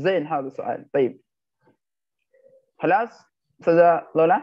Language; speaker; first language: Arabic; non-native, learner; Indonesian